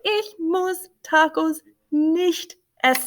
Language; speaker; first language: German; non-native, fluent; English